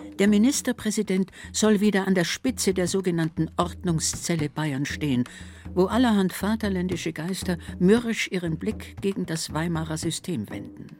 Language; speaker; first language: German; native; German